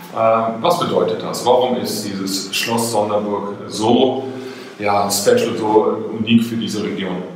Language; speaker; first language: German; native; German